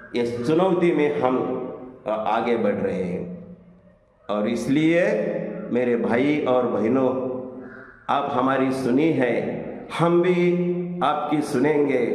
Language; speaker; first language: Hindi; non-native, local second language; Marathi